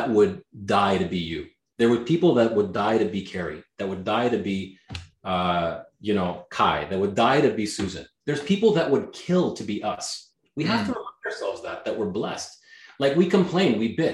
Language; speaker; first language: English; non-native, fluent; Greek